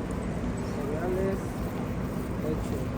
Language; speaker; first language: Spanish; native; Spanish